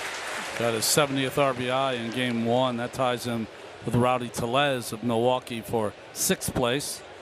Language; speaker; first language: English; native; English